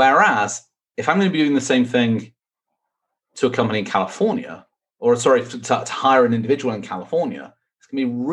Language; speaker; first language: English; native; English